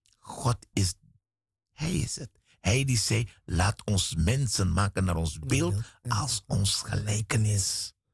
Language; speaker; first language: Dutch; native; Dutch